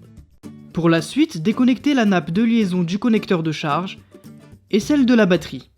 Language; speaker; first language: French; native; French